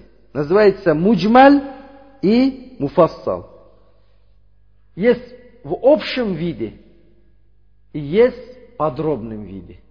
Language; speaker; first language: Russian; non-native, learner; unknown